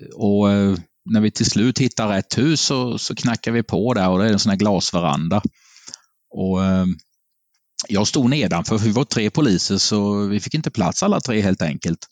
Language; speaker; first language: Swedish; native; Swedish